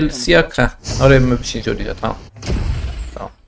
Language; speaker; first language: Turkish; non-native, local second language; Kurdish